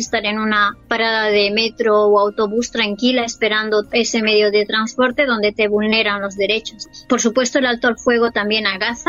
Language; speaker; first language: Spanish; native; Spanish